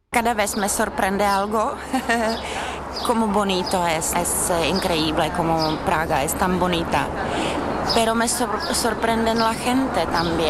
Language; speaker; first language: Spanish; non-native, learner; Czech